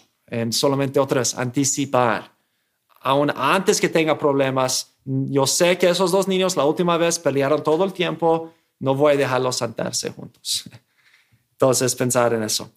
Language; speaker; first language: Spanish; non-native, fluent; English